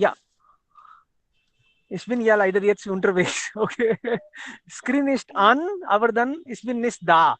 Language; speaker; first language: German; non-native, fluent; Hindi